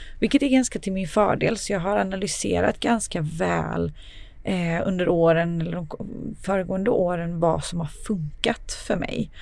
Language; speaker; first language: Swedish; early bilingual, other home language; Serbian